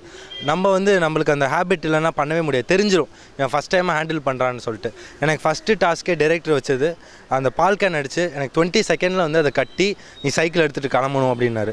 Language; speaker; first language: Tamil; native; Tamil